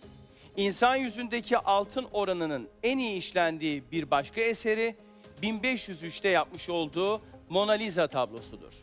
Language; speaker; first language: Turkish; native; Turkish